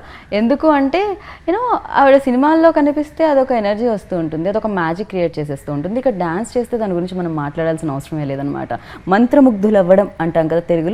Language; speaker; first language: Telugu; native; Telugu